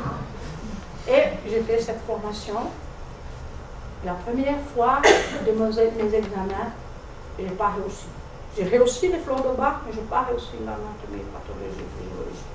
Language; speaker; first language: French; non-native, fluent; Portuguese